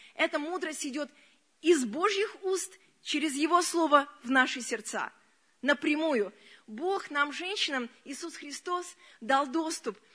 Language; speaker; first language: Russian; early bilingual, other home language; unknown